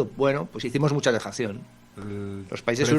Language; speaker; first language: Spanish; native; Spanish